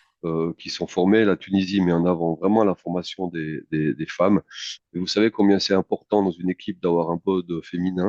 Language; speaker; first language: French; native; French